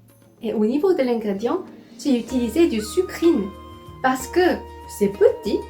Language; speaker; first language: French; non-native, fluent; Korean